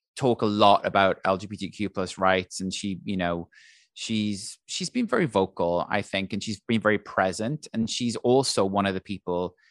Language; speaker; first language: English; native; English